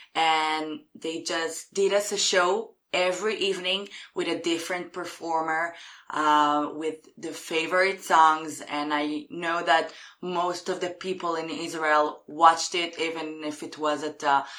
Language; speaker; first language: English; non-native, fluent; Hebrew